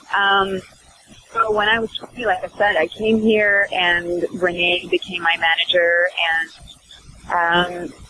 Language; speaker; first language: English; early bilingual, other home language; Swedish